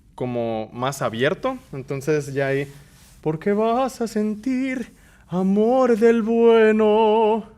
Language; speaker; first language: Spanish; early bilingual, other home language; English